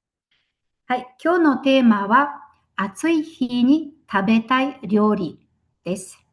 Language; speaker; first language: Japanese; non-native, fluent; Mongolian